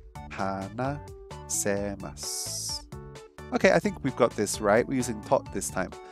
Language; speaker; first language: English; native; English